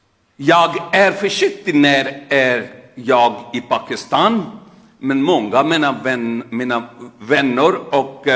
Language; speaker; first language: Swedish; non-native, fluent; Urdu